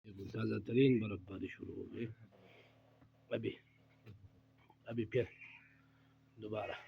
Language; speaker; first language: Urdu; non-native, local second language; Pashto